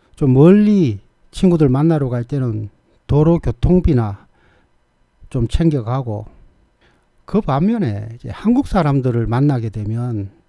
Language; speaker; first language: Korean; native; Korean